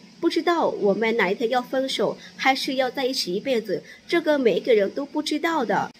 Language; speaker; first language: Chinese; non-native, fluent; Lao